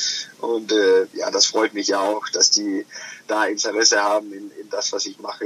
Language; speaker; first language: German; non-native, fluent; Danish